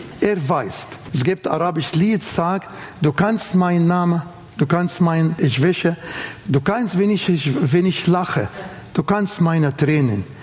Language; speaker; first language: German; non-native, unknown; Arabic